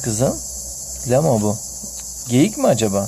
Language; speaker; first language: Turkish; native; Turkish